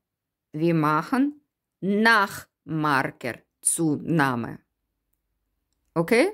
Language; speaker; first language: German; non-native, learner; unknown